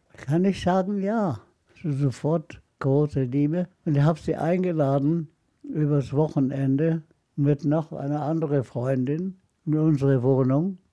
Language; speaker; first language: German; non-native, fluent; Arabic